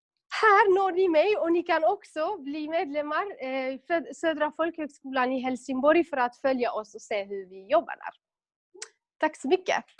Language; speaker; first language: Swedish; non-native, local second language; Kurdish